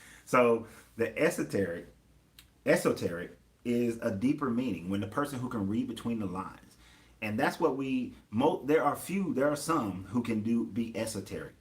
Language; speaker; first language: English; native; English